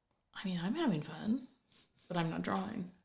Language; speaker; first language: English; native; English